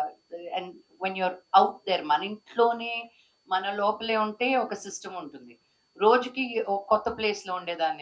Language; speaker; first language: Telugu; native; Telugu